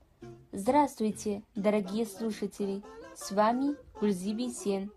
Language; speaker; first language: Russian; non-native, fluent; Kazakh